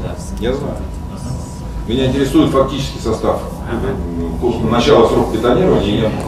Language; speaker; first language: Russian; native; Russian